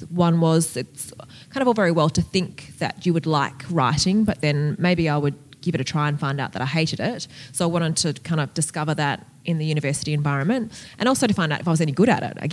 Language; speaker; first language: English; native; English